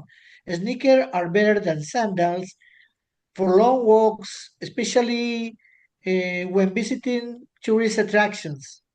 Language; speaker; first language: English; non-native, learner; Spanish